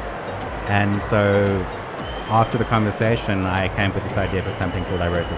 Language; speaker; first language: English; native; English